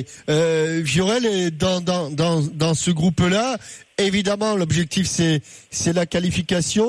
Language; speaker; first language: French; native; French